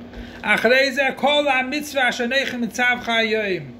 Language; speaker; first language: Hebrew; non-native, fluent; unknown